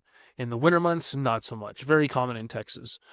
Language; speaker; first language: English; native; English